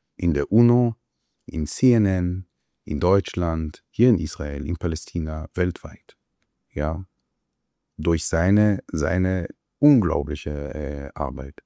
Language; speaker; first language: German; non-native, fluent; Hebrew